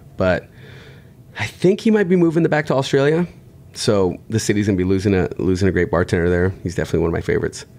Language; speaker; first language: English; native; English